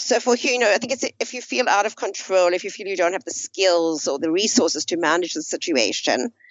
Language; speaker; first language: English; native; English